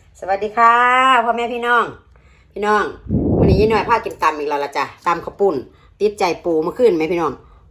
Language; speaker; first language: Thai; native; Thai